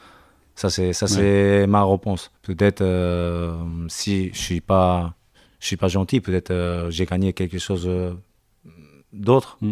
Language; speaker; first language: French; non-native, learner; Japanese